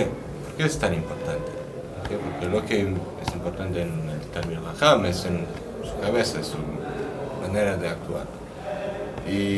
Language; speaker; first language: Spanish; non-native, fluent; French